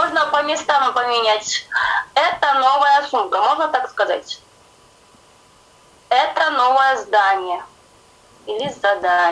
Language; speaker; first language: Russian; non-native, learner; Kazakh